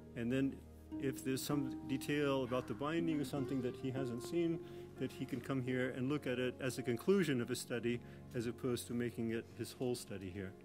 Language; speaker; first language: English; native; English